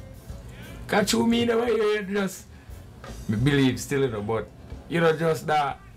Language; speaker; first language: English; non-native, local second language; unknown